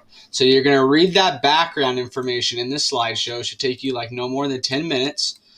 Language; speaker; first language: English; native; English